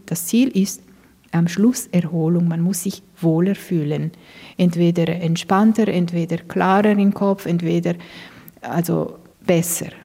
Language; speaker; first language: German; non-native, fluent; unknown